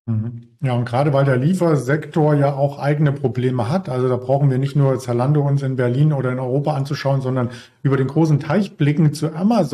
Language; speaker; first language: German; native; German